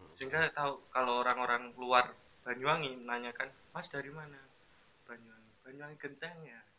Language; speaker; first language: Indonesian; native; Indonesian